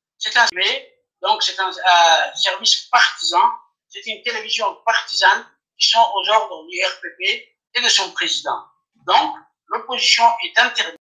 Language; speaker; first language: French; non-native, local second language; Afar